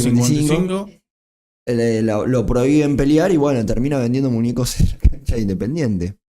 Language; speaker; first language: Spanish; native; Spanish